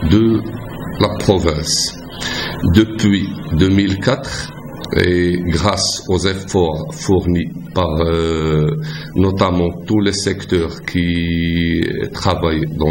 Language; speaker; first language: French; non-native, local second language; Arabic